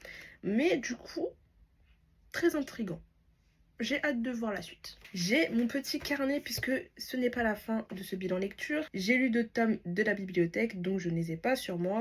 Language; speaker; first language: French; native; French